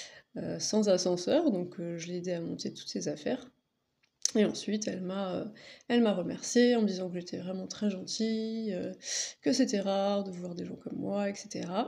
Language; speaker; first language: French; native; French